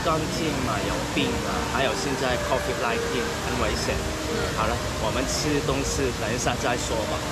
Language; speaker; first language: Chinese; non-native, local second language; Cantonese